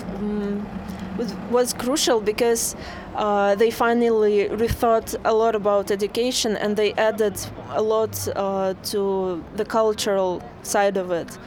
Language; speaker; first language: English; non-native, fluent; Russian